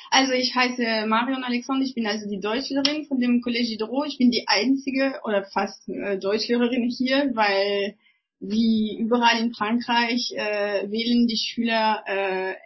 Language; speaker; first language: German; non-native, fluent; French